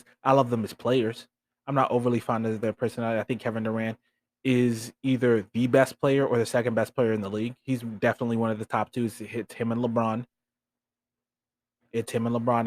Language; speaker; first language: English; native; English